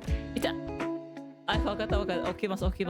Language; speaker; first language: Japanese; non-native, fluent; English